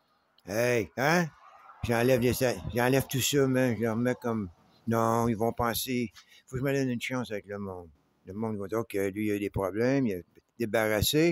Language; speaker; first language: French; native; French